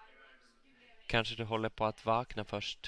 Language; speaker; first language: Swedish; non-native, local second language; Finnish